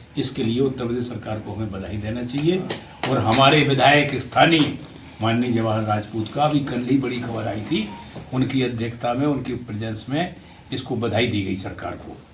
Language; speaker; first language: Hindi; native; Hindi